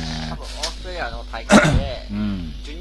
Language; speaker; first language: Japanese; non-native, learner; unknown